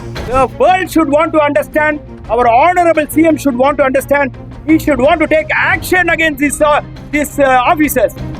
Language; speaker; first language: English; non-native, local second language; Tamil